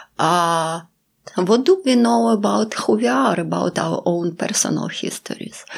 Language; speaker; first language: English; non-native, fluent; Russian